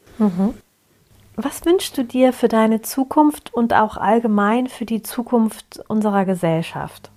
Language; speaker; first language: German; early bilingual, other home language; Turkish